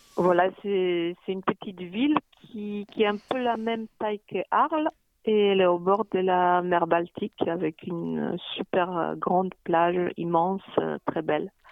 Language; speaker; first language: French; non-native, fluent; Polish